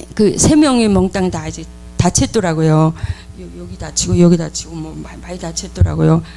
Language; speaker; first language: Korean; native; Korean